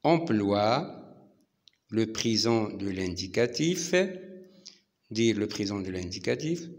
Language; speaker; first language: French; non-native, local second language; Arabic